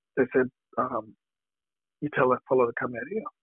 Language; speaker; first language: English; native; English